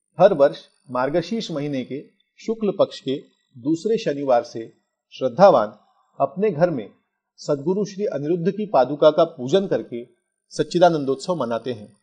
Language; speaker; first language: Hindi; non-native, local second language; Marathi